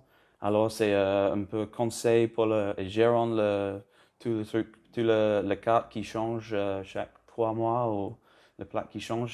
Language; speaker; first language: French; non-native, learner; English